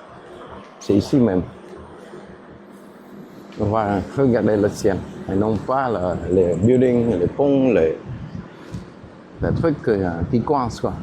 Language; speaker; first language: French; non-native, fluent; Vietnamese